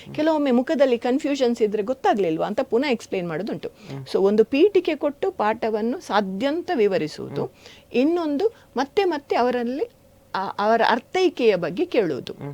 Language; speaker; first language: Kannada; native; Kannada